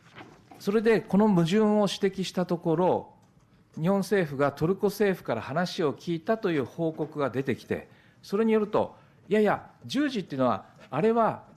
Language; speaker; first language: Japanese; native; Japanese